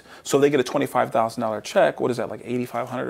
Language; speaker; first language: English; native; English